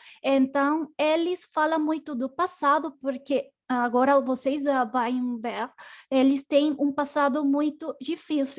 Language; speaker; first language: Portuguese; non-native, learner; Spanish